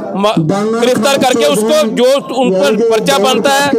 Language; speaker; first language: Hindi; native; Hindi